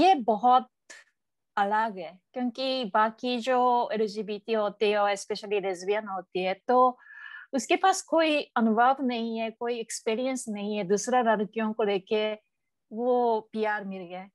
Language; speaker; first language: Hindi; non-native, learner; Japanese